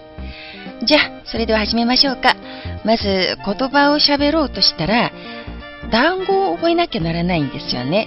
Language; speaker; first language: Japanese; non-native, fluent; Chinese